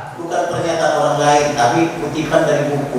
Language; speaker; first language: Indonesian; native; Indonesian